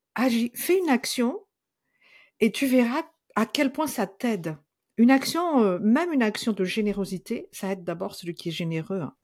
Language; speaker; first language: French; non-native, local second language; Malagasy